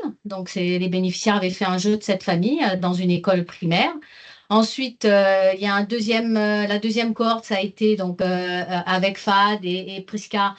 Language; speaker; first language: French; native; French